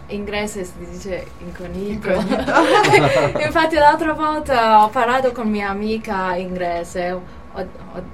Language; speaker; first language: Italian; non-native, learner; Cantonese